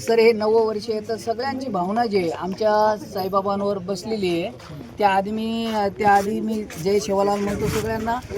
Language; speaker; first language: Marathi; native; Marathi